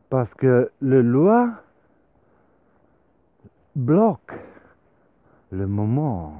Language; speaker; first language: French; non-native, learner; Swiss German